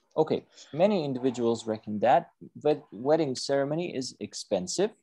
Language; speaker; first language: English; non-native, fluent; Azerbaijani